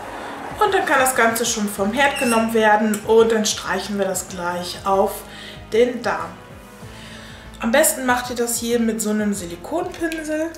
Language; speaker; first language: German; native; German